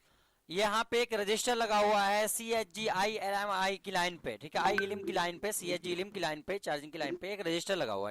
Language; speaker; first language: Hindi; native; Hindi